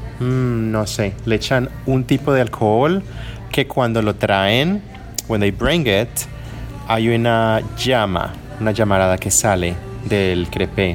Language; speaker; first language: Spanish; non-native, learner; English